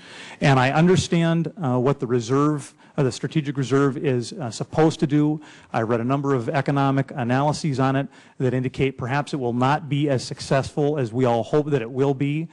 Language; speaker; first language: English; native; English